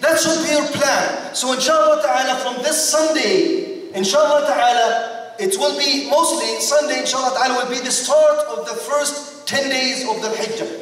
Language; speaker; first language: English; non-native, fluent; Arabic